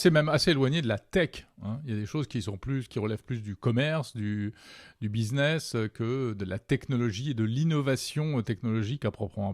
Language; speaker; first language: French; native; French